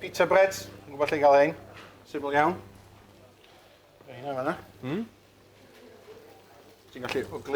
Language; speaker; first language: Welsh; native; Welsh